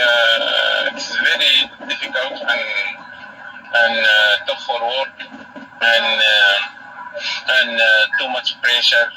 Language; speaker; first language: English; non-native, learner; Arabic